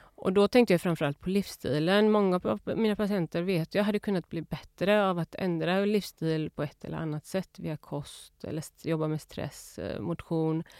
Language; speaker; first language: Swedish; early bilingual, other home language; Persian